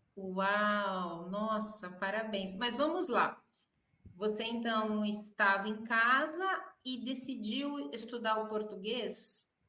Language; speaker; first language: Portuguese; native; Portuguese